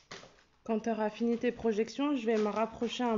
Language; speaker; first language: French; native; French